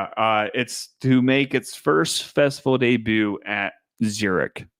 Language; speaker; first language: English; native; English